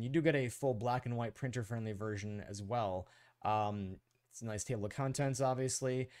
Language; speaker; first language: English; native; English